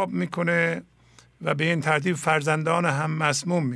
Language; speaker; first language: Persian; native; Persian